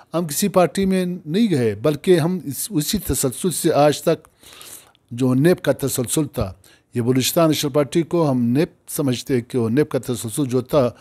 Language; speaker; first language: Urdu; non-native, local second language; Pashto